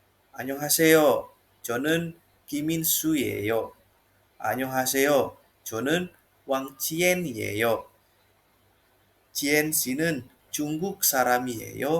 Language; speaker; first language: Korean; non-native, fluent; Indonesian